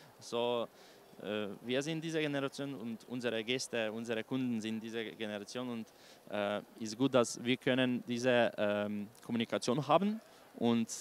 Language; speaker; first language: German; non-native, learner; Slovenian